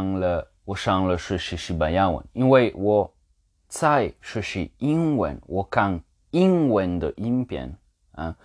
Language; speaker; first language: Chinese; non-native, learner; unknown